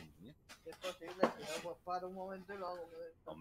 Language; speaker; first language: Spanish; native; Spanish